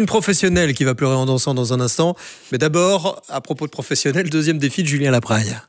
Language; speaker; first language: French; native; French